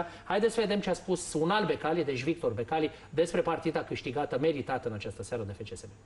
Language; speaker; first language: Romanian; native; Romanian